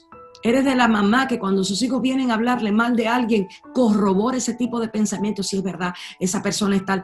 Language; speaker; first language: Spanish; native; Spanish